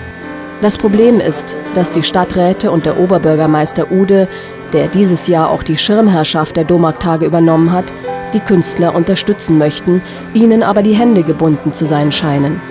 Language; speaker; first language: German; native; German